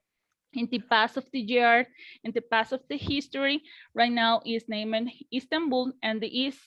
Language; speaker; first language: English; non-native, learner; Spanish